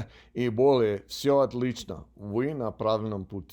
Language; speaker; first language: Russian; non-native, learner; English